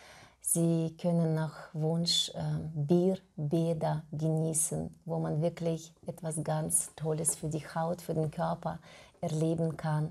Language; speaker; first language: German; non-native, fluent; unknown